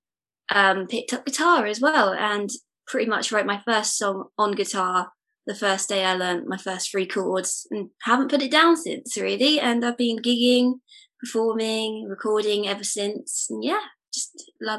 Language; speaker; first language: English; native; English